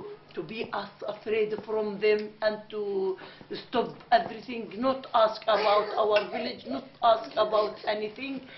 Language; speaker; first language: English; non-native, learner; Arabic